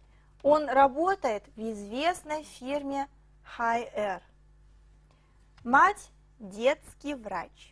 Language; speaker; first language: Russian; non-native, fluent; Chinese